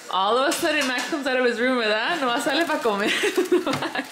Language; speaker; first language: Spanish; early bilingual, heritage; Spanish